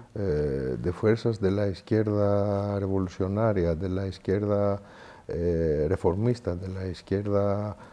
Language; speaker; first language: Spanish; non-native, fluent; Greek